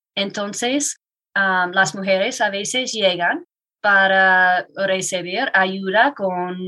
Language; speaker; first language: Spanish; non-native, learner; English